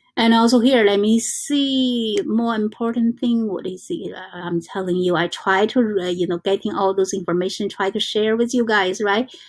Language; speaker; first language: English; non-native, learner; Chinese